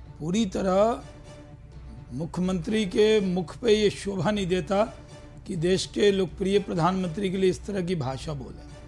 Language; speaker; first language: Hindi; native; Hindi